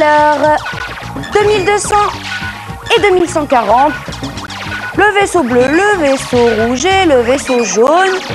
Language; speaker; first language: French; native; French